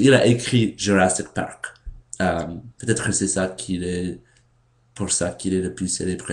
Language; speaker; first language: French; non-native, learner; English